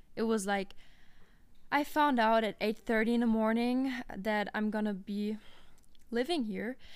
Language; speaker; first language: English; non-native, fluent; German